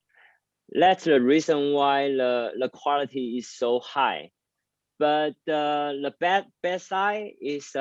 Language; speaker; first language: English; non-native, learner; Chinese